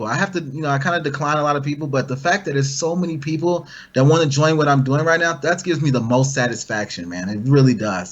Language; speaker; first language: English; native; English